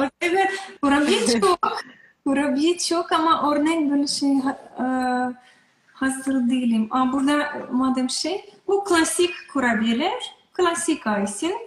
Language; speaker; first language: Turkish; non-native, learner; Russian